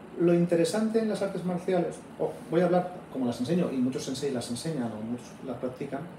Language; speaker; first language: Spanish; native; Spanish